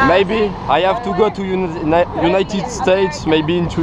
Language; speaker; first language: English; non-native, learner; French